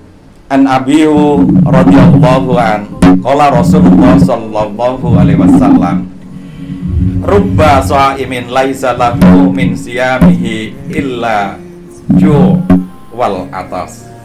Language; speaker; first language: Indonesian; native; Indonesian